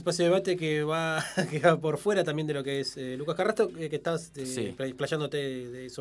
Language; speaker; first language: Spanish; native; Spanish